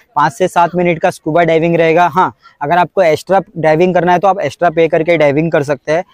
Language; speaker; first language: Hindi; non-native, local second language; Konkani